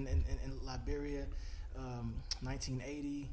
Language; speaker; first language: English; native; English